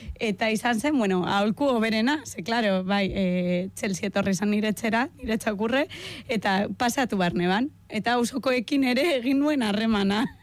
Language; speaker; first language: Basque; non-native, local second language; Spanish